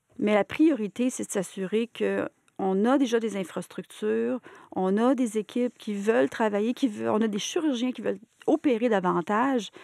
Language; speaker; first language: French; native; French